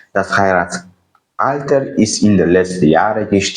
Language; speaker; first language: German; non-native, fluent; Uzbek